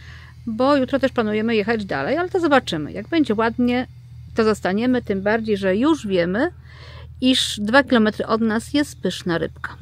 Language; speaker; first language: Polish; native; Polish